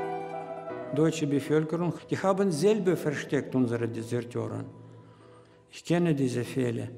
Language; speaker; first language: German; non-native, learner; Russian